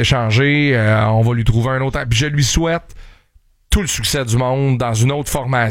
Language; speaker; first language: French; native; French